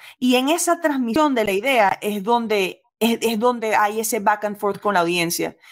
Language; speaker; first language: Spanish; native; Spanish